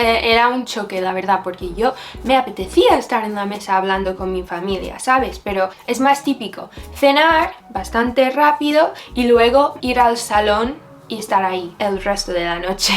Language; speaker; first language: Spanish; non-native, fluent; English